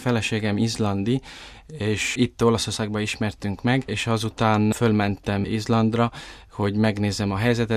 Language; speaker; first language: Hungarian; early bilingual, heritage; Italian